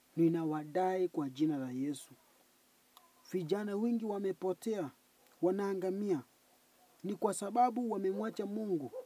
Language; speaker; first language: Swahili; non-native, local second language; Gusii